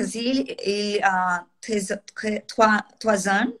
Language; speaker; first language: French; non-native, learner; Portuguese